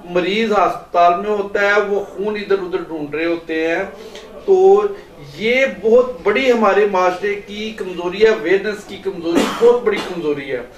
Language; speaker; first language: Urdu; non-native, local second language; Pahari-Potwari